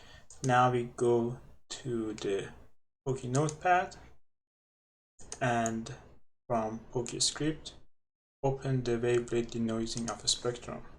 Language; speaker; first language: English; non-native, fluent; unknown